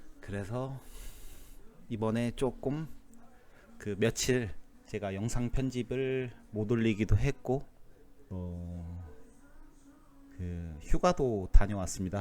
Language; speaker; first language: Korean; native; Korean